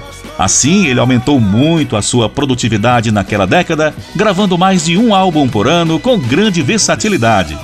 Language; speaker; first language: Portuguese; native; Portuguese